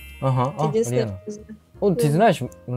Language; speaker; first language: Russian; non-native, learner; Japanese